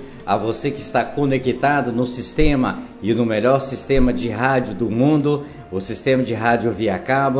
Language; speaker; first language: Portuguese; native; Portuguese